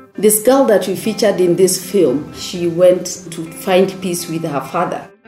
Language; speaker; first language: English; non-native, local second language; Gusii